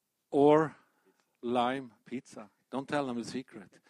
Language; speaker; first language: English; non-native, fluent; Swedish